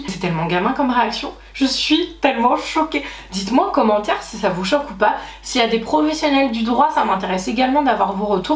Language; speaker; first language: French; native; French